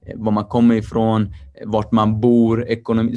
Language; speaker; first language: Swedish; early bilingual, other home language; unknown